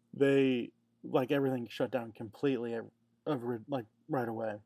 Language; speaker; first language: English; native; English